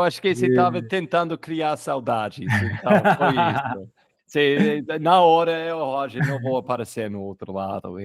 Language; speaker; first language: Portuguese; non-native, fluent; English